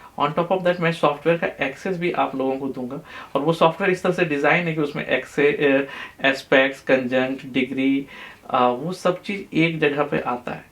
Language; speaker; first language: Hindi; native; Hindi